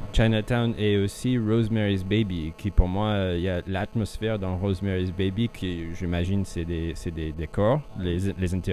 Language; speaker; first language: French; non-native, fluent; English